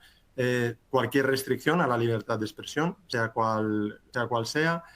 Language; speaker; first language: Spanish; native; Spanish